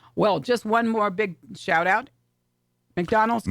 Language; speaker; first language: English; native; English